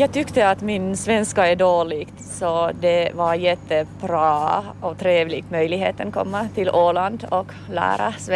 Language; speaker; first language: Swedish; non-native, learner; Finnish